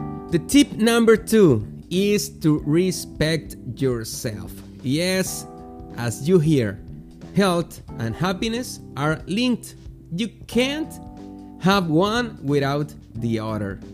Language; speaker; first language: English; non-native, learner; Spanish